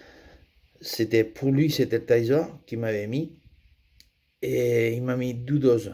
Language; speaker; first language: French; non-native, fluent; Spanish